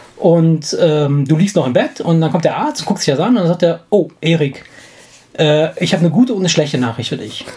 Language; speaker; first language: German; non-native, fluent; Italian